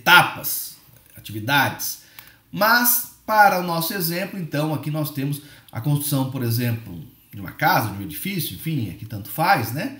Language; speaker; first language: Portuguese; native; Portuguese